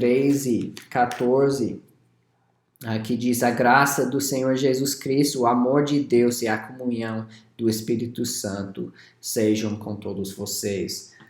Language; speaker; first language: Portuguese; non-native, fluent; English